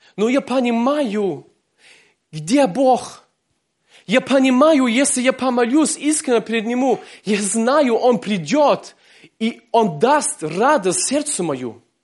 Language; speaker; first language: Russian; early bilingual, heritage; Russian